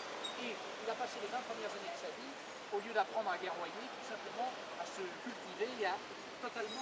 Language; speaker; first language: French; native; French